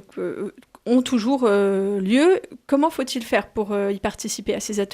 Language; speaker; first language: French; native; French